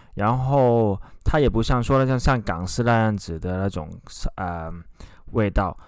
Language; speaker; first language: Chinese; native; Chinese